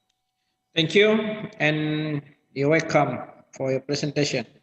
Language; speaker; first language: English; non-native, learner; Indonesian